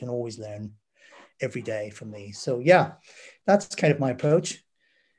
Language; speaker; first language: English; native; English